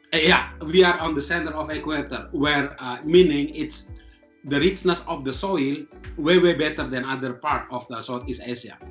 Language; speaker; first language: English; non-native, fluent; Indonesian